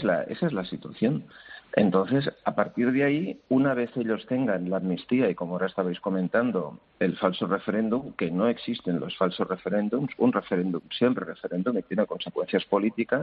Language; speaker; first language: Spanish; native; Spanish